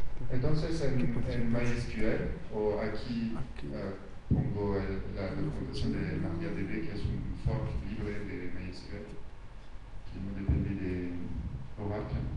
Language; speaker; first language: Spanish; non-native, fluent; French